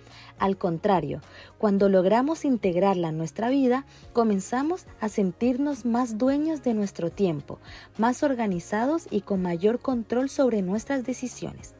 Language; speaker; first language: Spanish; native; Spanish